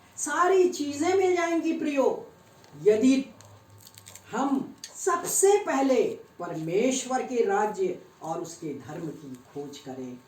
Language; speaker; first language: Hindi; native; Hindi